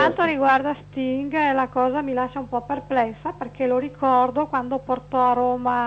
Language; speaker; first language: Italian; native; Italian